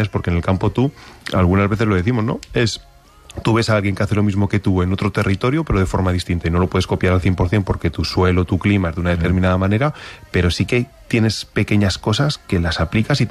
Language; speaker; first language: Spanish; native; Spanish